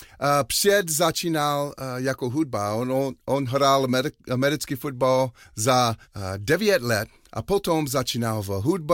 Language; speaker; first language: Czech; non-native, learner; English